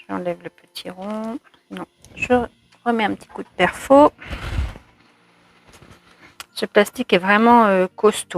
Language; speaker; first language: French; native; French